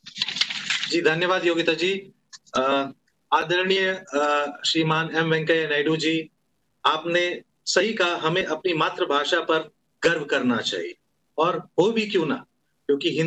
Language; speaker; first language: Hindi; native; Hindi